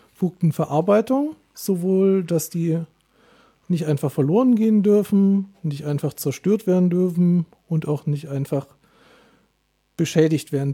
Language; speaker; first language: German; native; German